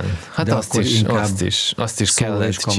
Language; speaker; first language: Hungarian; non-native, fluent; Russian